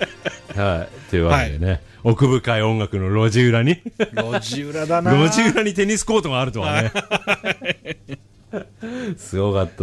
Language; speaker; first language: Japanese; native; Japanese